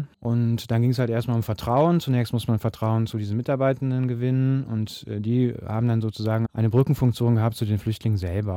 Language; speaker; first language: German; native; German